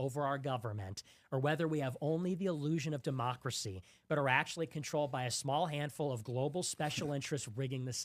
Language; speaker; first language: English; native; English